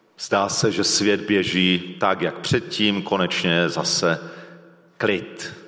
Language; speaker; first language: Czech; native; Czech